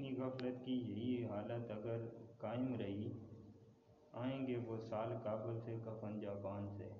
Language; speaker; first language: Urdu; non-native, local second language; Punjabi